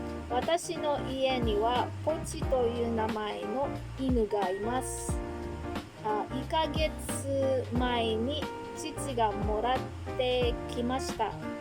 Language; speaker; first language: Japanese; non-native, learner; Filipino